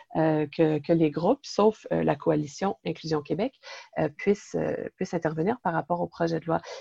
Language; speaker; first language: French; native; French